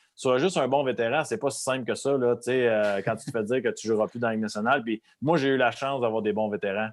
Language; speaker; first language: French; native; French